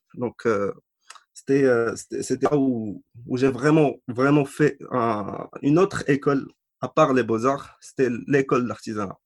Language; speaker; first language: French; non-native, local second language; Arabic